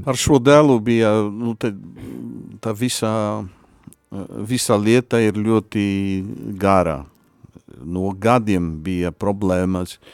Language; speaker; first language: Latvian; non-native, fluent; Polish